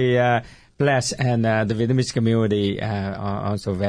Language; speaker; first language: English; non-native, fluent; Vietnamese